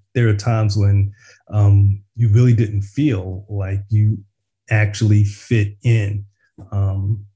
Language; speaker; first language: English; native; English